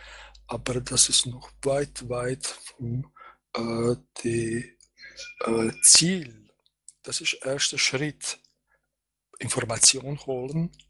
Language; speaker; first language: German; non-native, fluent; Croatian